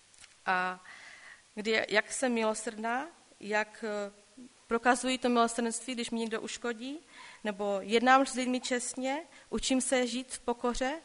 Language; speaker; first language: Czech; non-native, local second language; Polish